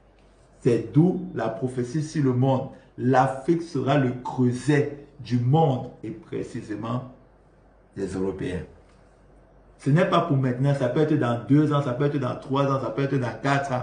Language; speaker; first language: French; non-native, local second language; Malagasy